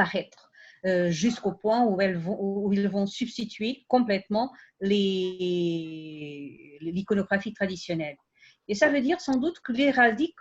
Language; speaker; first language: French; non-native, fluent; Portuguese